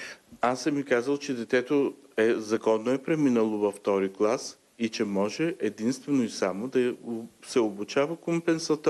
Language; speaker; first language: Bulgarian; native; Bulgarian